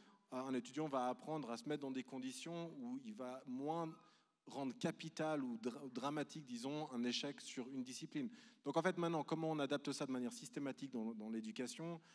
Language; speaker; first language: French; native; French